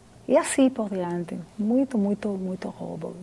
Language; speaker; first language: Portuguese; non-native, fluent; Spanish